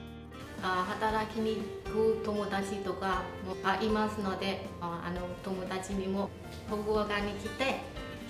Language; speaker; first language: Japanese; non-native, learner; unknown